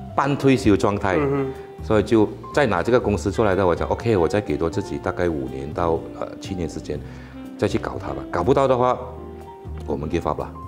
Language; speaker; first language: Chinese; native; Chinese